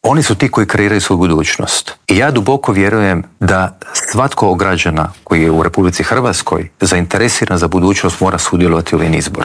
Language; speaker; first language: Croatian; native; Croatian